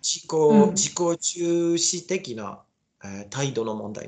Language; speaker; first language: Japanese; non-native, learner; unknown